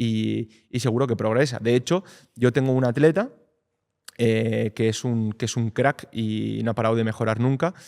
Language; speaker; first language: Spanish; native; Spanish